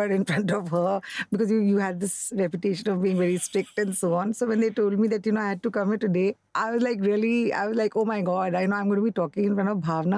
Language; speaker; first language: English; non-native, local second language; Hindi